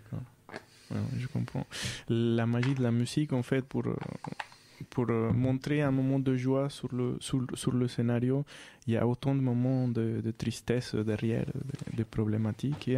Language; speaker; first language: French; non-native, fluent; Spanish